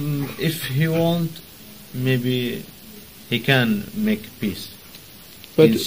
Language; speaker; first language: English; non-native, learner; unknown